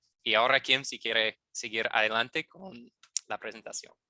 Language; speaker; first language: Spanish; non-native, fluent; English